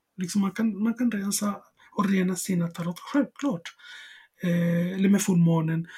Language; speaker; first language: Swedish; non-native, fluent; Spanish